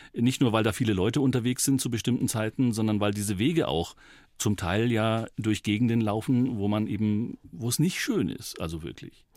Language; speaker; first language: German; native; German